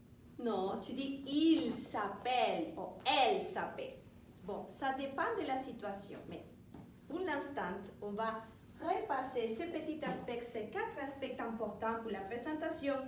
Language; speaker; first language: French; non-native, fluent; Spanish